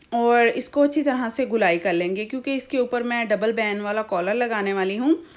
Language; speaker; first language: Urdu; native; Urdu